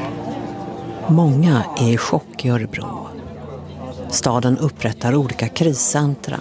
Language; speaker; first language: Swedish; native; Swedish